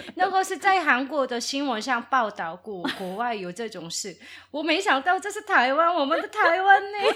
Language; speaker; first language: Chinese; non-native, fluent; Korean